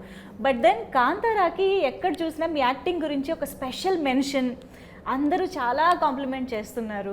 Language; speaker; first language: Telugu; native; Telugu